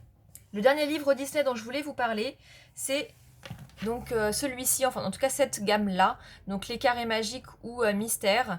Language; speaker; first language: French; native; French